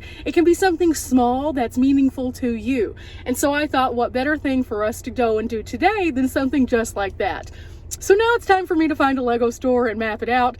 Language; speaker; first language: English; native; English